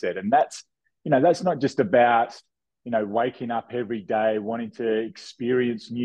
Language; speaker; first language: English; native; English